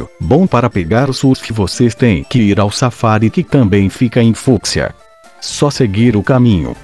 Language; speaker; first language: Portuguese; native; Portuguese